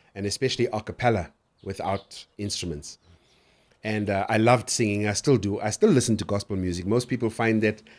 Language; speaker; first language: English; native; English